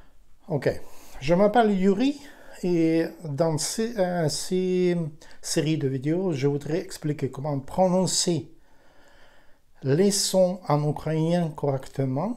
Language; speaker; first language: French; non-native, fluent; Ukrainian